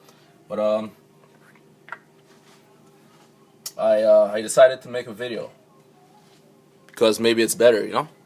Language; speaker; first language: English; non-native, local second language; French